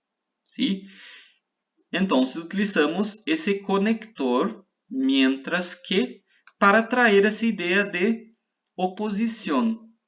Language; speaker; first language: Spanish; non-native, fluent; Portuguese